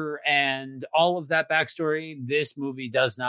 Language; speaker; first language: English; native; English